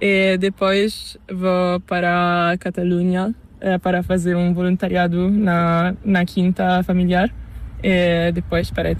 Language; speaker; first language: Spanish; non-native, learner; Italian